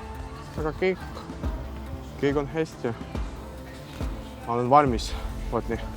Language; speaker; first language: Estonian; non-native, learner; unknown